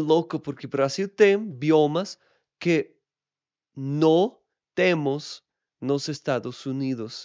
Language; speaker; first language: Portuguese; non-native, learner; English